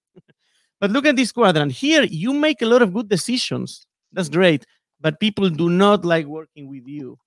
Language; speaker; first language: English; non-native, fluent; Spanish